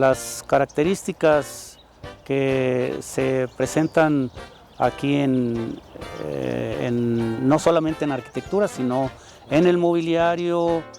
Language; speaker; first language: Spanish; native; Spanish